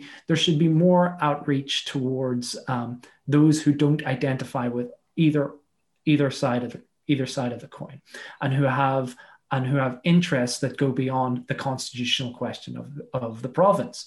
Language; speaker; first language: English; native; English